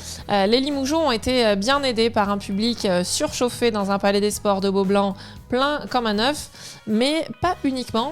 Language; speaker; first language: French; native; French